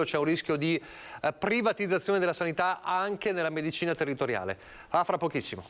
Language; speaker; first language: Italian; native; Italian